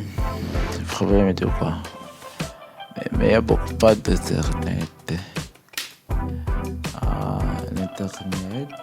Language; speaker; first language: French; non-native, learner; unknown